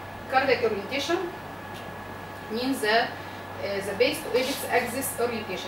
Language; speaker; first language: English; non-native, fluent; Arabic